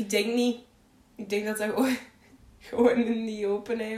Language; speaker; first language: Dutch; native; Dutch